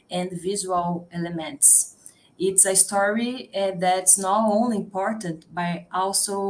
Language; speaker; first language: English; non-native, learner; Portuguese